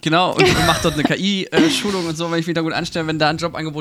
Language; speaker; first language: German; native; German